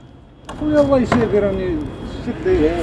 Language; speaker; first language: Arabic; native; Arabic